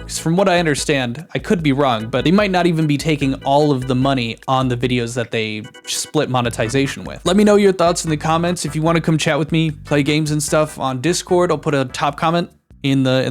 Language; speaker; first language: English; native; English